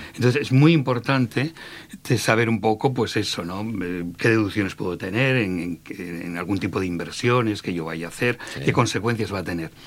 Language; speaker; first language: Spanish; native; Spanish